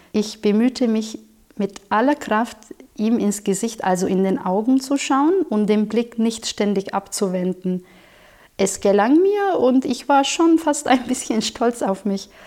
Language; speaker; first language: German; non-native, fluent; Turkish